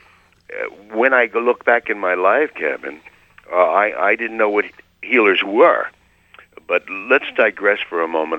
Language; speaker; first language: English; native; English